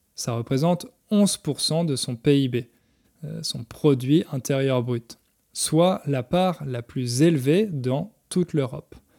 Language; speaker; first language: French; native; French